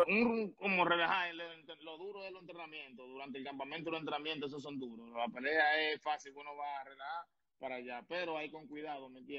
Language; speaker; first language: Spanish; native; Spanish